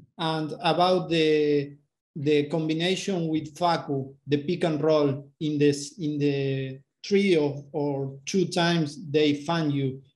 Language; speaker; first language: English; native; English